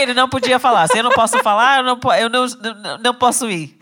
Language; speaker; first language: Portuguese; non-native, fluent; English